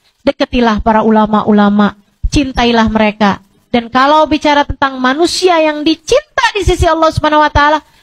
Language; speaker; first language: Indonesian; native; Indonesian